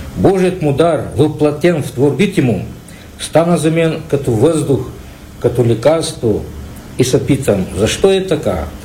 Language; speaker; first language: Bulgarian; early bilingual, heritage; Bulgarian